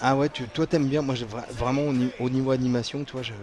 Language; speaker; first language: French; native; French